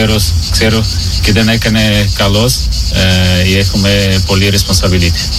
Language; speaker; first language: Greek; non-native, learner; Portuguese